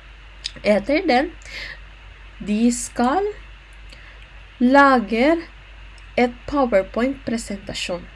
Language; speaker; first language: Norwegian; non-native, learner; Filipino